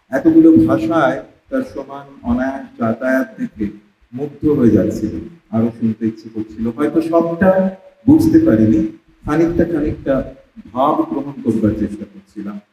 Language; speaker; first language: Bangla; native; Bangla